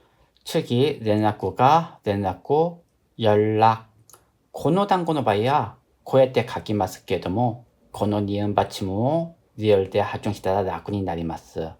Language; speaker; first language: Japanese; non-native, fluent; Korean